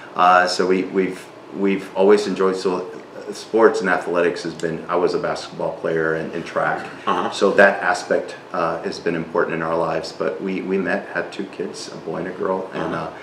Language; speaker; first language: English; early bilingual, other home language; Spanish